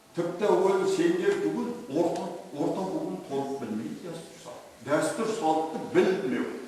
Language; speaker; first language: Kazakh; native; Kazakh